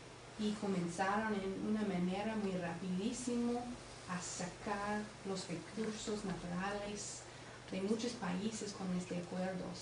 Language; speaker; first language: Spanish; non-native, learner; English